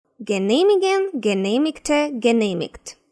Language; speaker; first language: German; non-native, fluent; Ukrainian